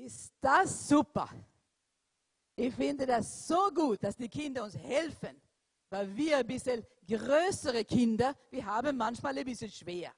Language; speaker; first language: German; non-native, fluent; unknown